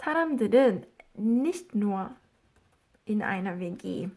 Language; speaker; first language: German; non-native, fluent; Korean